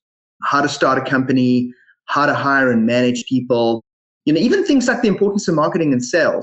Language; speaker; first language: English; native; English